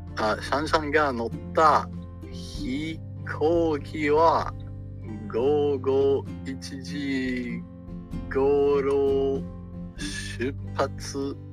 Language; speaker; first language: Japanese; non-native, learner; English